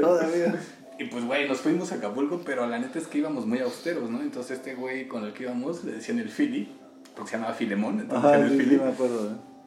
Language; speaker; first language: Spanish; native; Spanish